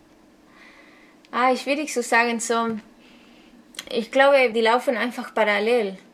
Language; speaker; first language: German; non-native, fluent; Spanish